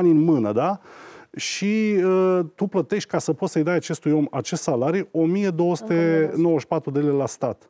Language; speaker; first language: Romanian; native; Romanian